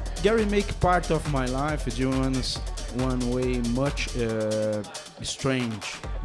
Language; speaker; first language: English; non-native, learner; Portuguese